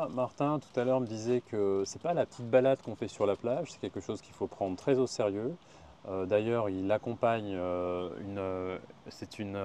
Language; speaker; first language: French; native; French